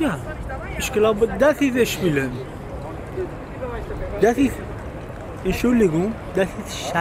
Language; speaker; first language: German; non-native, learner; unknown